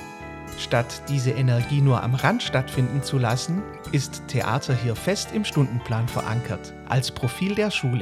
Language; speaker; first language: German; native; German